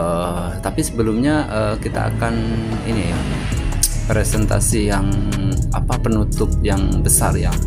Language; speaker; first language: Indonesian; native; Indonesian